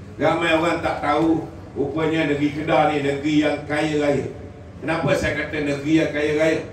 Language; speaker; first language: Malay; native; Malay